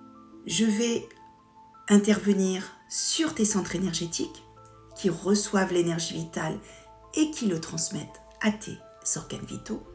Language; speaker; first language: French; native; French